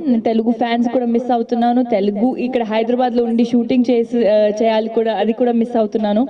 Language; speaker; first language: Telugu; non-native, local second language; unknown